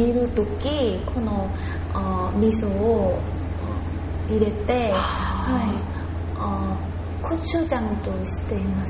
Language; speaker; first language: Japanese; non-native, learner; Korean